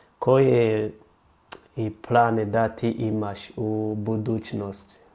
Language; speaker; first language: Bosnian; non-native, learner; Rundi